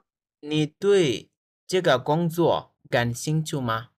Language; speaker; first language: Chinese; non-native, fluent; Bangla